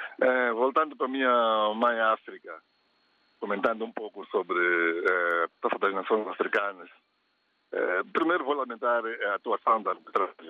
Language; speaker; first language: Portuguese; non-native, local second language; Tsonga